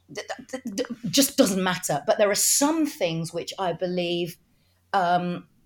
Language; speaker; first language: English; native; English